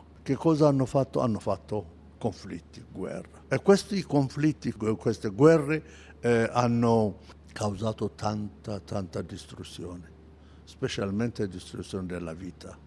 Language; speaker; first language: Italian; non-native, fluent; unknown